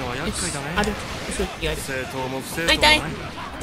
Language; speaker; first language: Japanese; native; Japanese